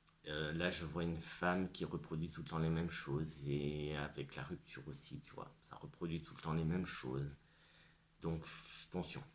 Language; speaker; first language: French; native; French